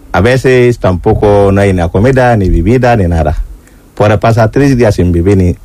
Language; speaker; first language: Spanish; non-native, learner; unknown